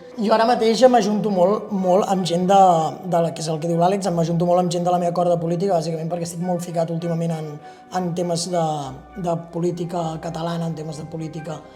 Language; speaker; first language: Catalan; native; Catalan